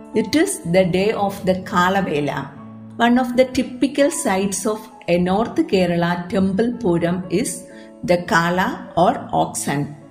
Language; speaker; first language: English; non-native, local second language; Malayalam